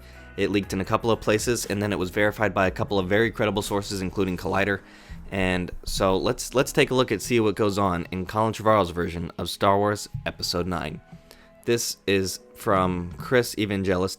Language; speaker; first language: English; native; English